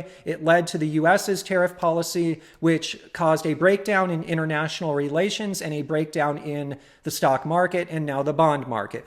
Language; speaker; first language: English; native; English